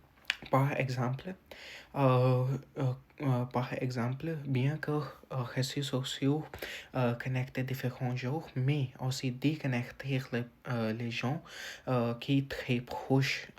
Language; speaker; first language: French; non-native, learner; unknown